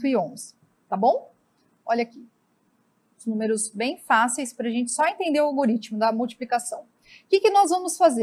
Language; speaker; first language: Portuguese; native; Portuguese